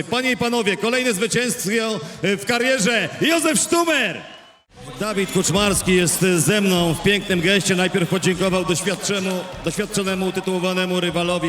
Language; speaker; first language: Polish; native; Polish